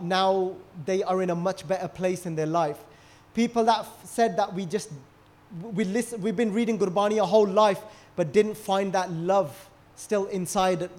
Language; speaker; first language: English; early bilingual, other home language; Punjabi